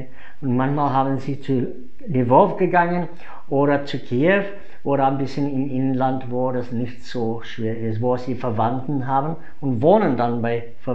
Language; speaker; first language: German; non-native, fluent; English